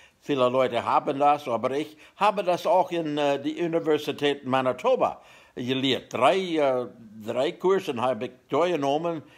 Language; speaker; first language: German; non-native, learner; Plautdietsch